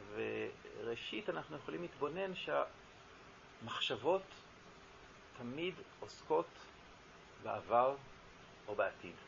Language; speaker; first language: Hebrew; native; Hebrew